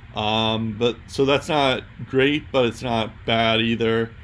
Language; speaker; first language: English; native; English